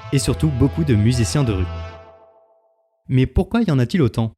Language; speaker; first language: French; native; French